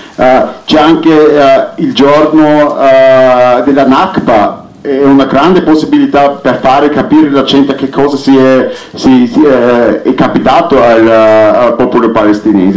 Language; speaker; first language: Italian; non-native, fluent; Arabic